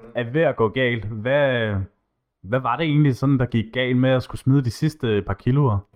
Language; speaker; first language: Danish; native; Danish